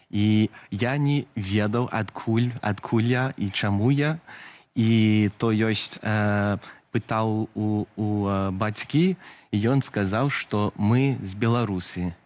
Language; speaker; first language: Belarusian; non-native, fluent; English